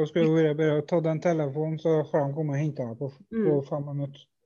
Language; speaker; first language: Norwegian; native; Norwegian